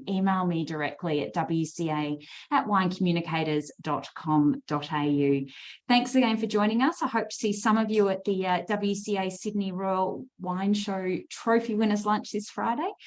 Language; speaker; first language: English; native; English